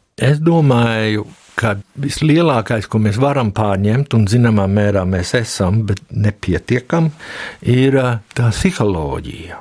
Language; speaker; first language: Latvian; early bilingual, heritage; Latvian